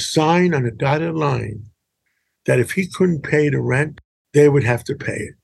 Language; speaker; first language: English; early bilingual, other home language; Greek